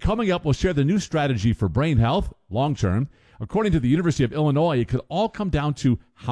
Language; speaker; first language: English; native; English